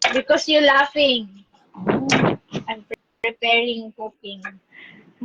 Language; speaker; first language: English; non-native, local second language; Filipino